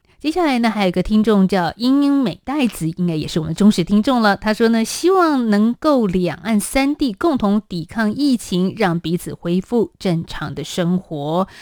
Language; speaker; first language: Chinese; native; Chinese